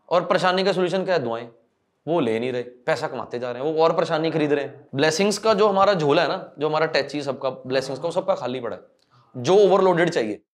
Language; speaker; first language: Hindi; non-native, local second language; Punjabi